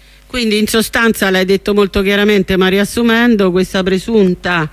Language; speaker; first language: Italian; native; Italian